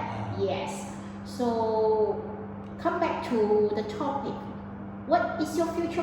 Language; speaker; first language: English; non-native, learner; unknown